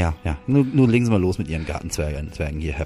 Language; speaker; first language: German; native; German